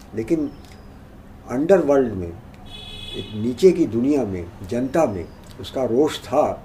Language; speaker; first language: Hindi; native; Hindi